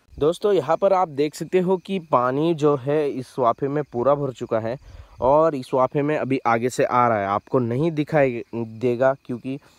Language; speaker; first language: Hindi; non-native, local second language; Marathi